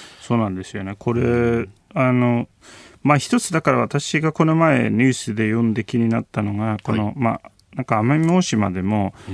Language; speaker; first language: Japanese; non-native, fluent; Turkish